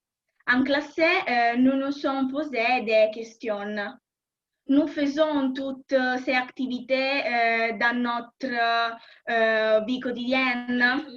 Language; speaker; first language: French; non-native, learner; Italian